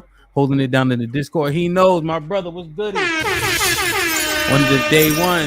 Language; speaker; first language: English; native; English